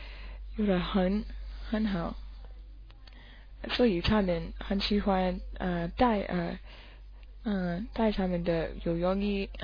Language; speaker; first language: Chinese; non-native, learner; English